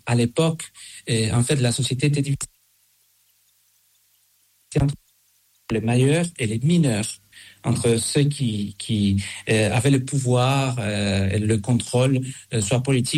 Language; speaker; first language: French; non-native, fluent; Spanish